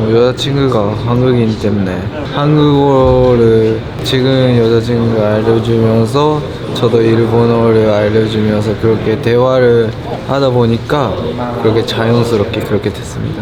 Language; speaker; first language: Korean; non-native, learner; Japanese